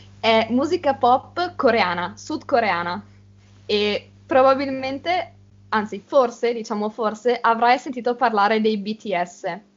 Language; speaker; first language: Italian; native; Italian